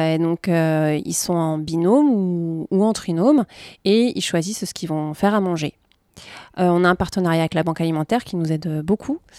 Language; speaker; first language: French; native; French